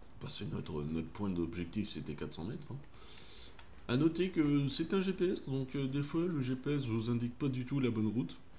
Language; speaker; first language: French; native; French